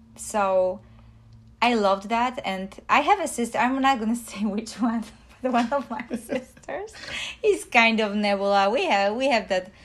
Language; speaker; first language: English; non-native, fluent; Polish